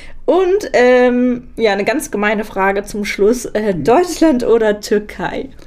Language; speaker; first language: German; native; German